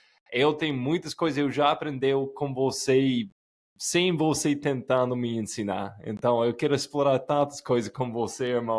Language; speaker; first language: Portuguese; non-native, fluent; English